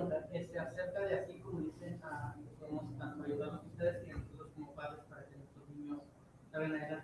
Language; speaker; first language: Spanish; native; Spanish